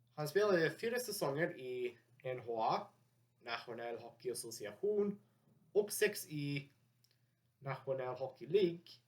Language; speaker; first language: Swedish; non-native, learner; English